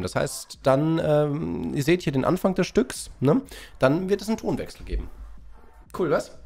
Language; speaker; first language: German; native; German